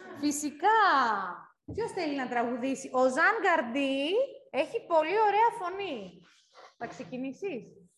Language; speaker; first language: Greek; native; Greek